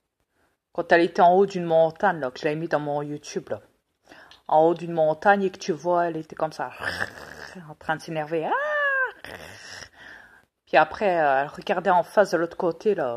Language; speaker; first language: French; native; French